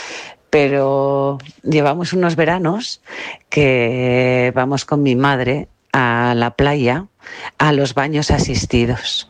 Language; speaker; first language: Spanish; native; Spanish